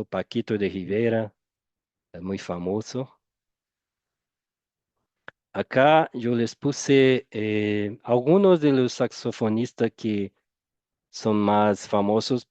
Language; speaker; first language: Spanish; non-native, fluent; Portuguese